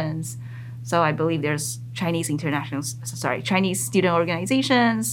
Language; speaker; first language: English; non-native, fluent; Chinese